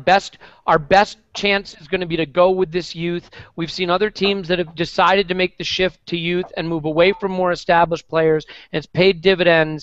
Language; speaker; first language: English; native; English